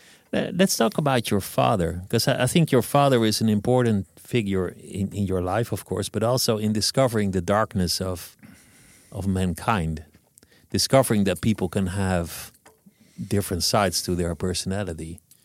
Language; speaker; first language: English; non-native, fluent; Dutch